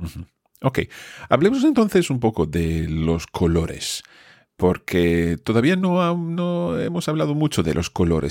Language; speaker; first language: Spanish; non-native, fluent; English